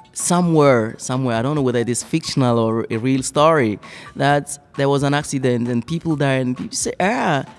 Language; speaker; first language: English; non-native, fluent; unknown